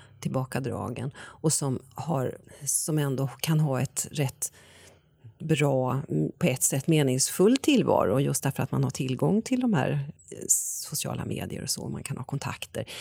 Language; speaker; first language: Swedish; native; Swedish